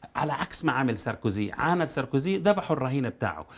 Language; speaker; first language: Arabic; native; Arabic